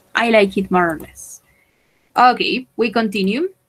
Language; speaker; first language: English; non-native, fluent; Spanish